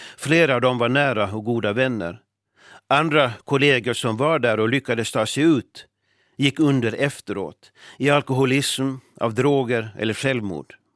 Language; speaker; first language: Swedish; native; Swedish